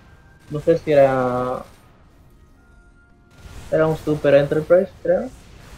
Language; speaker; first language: Spanish; native; Spanish